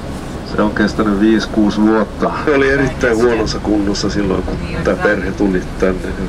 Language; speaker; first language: Finnish; non-native, local second language; Swedish